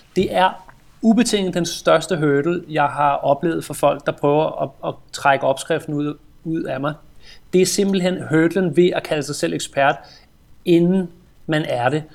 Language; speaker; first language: Danish; native; Danish